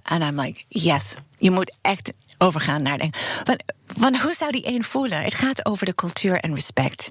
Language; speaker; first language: Dutch; non-native, fluent; English